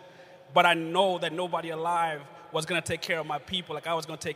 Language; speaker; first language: English; non-native, local second language; Ganda